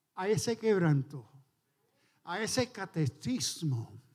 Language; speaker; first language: Spanish; early bilingual, heritage; Spanish